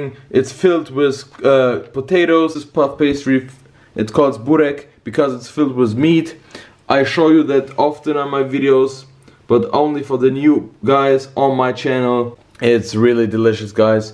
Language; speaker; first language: English; non-native, learner; Bosnian